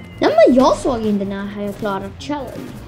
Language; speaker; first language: Swedish; non-native, learner; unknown